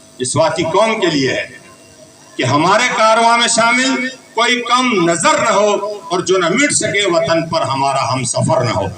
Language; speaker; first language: Urdu; non-native, local second language; Pashto